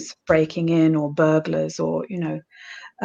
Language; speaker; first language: English; native; English